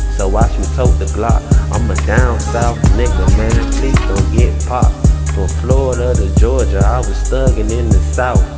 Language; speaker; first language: English; native; English